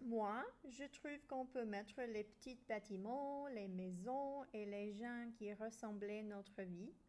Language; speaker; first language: French; non-native, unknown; English